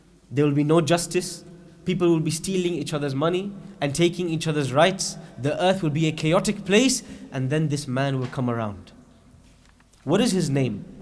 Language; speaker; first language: English; native; English